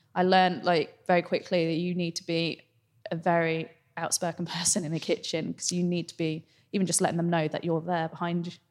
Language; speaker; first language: English; native; English